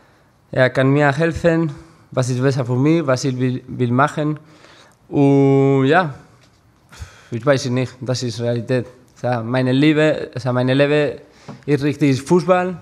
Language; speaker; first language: German; non-native, learner; Spanish